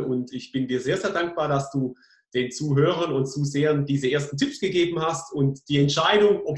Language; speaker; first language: German; native; German